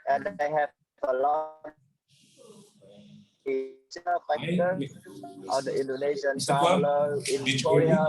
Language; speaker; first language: English; non-native, fluent; Vietnamese